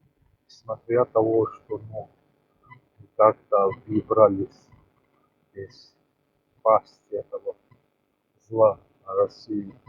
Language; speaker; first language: Russian; non-native, fluent; Georgian